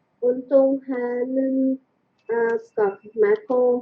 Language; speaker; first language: Korean; non-native, learner; Vietnamese